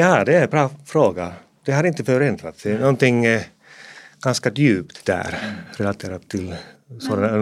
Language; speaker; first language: Swedish; non-native, fluent; Finnish